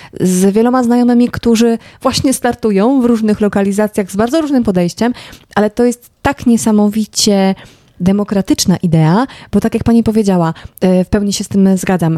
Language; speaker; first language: Polish; native; Polish